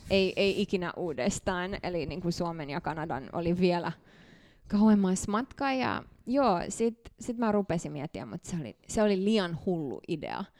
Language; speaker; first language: Finnish; non-native, fluent; Romanian